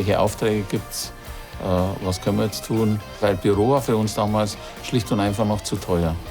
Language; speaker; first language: German; native; German